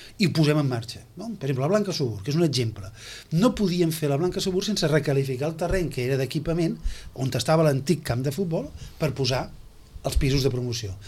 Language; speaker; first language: Catalan; native; Catalan